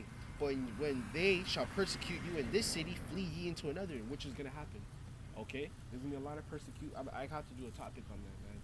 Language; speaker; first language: English; native; English